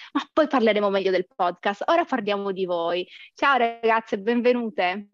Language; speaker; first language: Italian; native; Italian